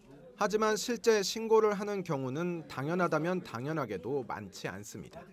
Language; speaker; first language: Korean; native; Korean